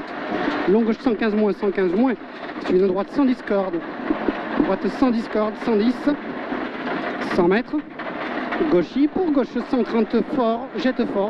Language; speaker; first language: French; native; French